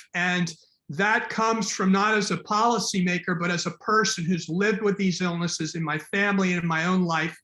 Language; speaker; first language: English; native; English